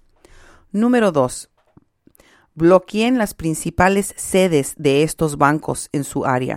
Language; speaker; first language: Spanish; native; Spanish